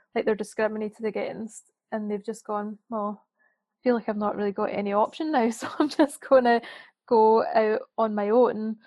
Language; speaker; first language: English; native; English